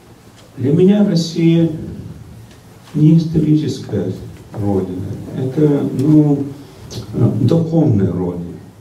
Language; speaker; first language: Russian; early bilingual, heritage; Russian